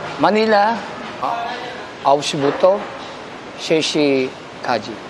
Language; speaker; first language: Korean; non-native, learner; Filipino